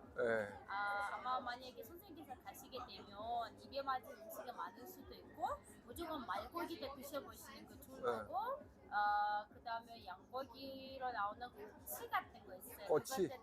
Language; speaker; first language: Korean; non-native, fluent; Kazakh